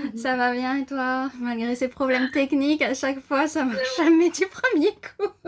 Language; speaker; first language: French; native; French